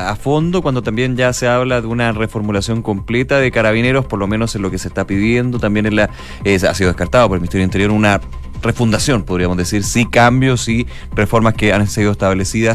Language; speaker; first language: Spanish; native; Spanish